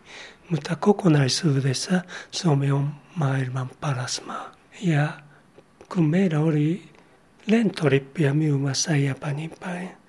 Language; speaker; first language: Finnish; non-native, learner; Japanese